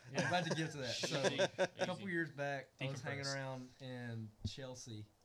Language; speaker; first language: English; native; English